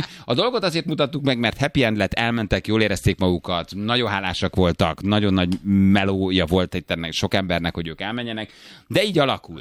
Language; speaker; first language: Hungarian; native; Hungarian